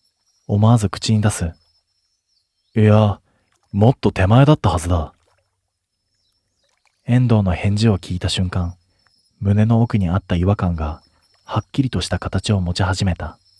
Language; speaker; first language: Japanese; native; Japanese